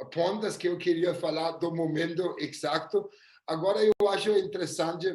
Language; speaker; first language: Portuguese; non-native, fluent; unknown